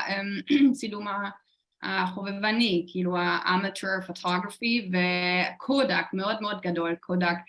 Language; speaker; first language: Hebrew; non-native, fluent; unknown